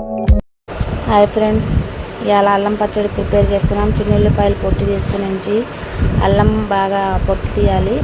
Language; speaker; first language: Telugu; non-native, local second language; Urdu